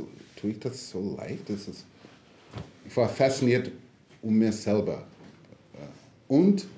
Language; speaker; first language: German; non-native, fluent; English